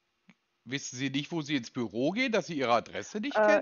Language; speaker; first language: German; native; German